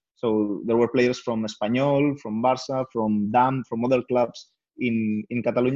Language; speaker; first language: English; non-native, fluent; Spanish